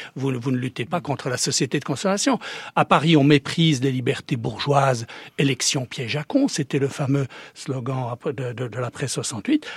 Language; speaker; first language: French; early bilingual, heritage; Czech